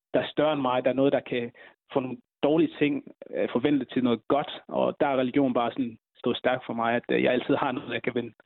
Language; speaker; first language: Danish; early bilingual, other home language; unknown